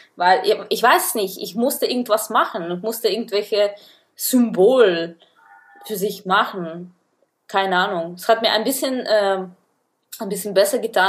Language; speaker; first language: German; non-native, fluent; Russian